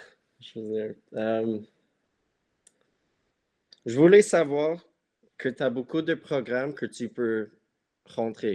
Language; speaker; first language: French; non-native, local second language; English